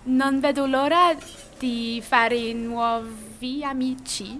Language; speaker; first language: Italian; non-native, learner; English